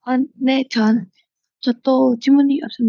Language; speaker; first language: Korean; non-native, learner; Vietnamese